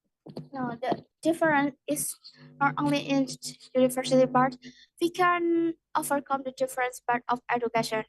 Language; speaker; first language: English; non-native, learner; Indonesian